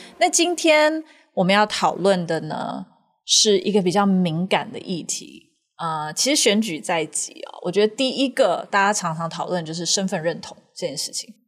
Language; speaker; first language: Chinese; native; Chinese